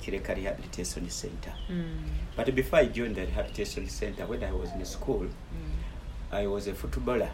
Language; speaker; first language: English; non-native, local second language; Ganda